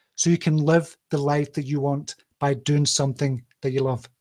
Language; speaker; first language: English; native; English